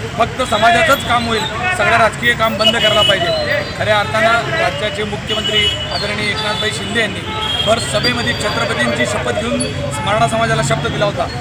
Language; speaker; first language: Marathi; native; Marathi